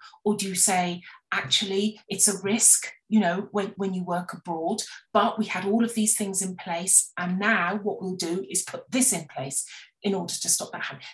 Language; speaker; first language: English; native; English